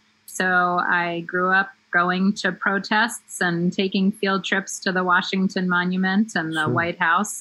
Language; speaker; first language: English; native; English